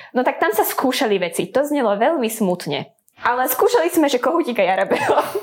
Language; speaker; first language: Slovak; non-native, local second language; Hungarian